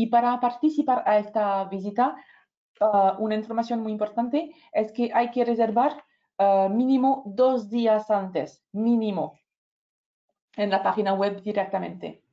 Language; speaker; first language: Spanish; non-native, fluent; French